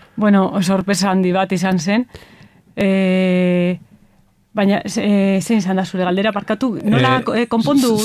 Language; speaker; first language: Basque; non-native, local second language; Spanish